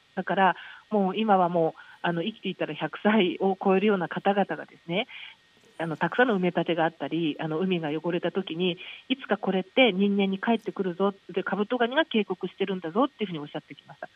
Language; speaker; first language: Japanese; native; Japanese